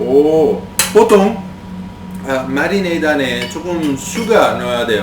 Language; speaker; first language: Korean; non-native, learner; Italian